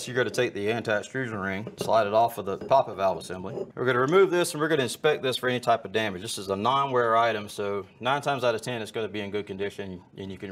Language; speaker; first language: English; native; English